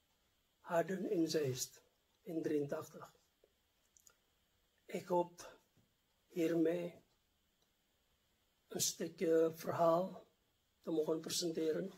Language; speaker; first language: Dutch; non-native, fluent; Indonesian